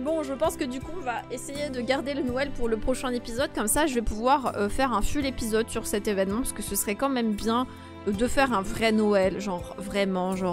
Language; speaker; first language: French; native; French